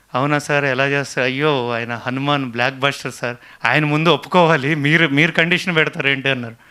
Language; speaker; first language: Telugu; native; Telugu